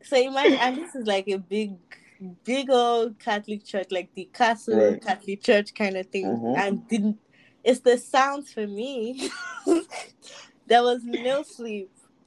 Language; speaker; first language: English; non-native, local second language; Yoruba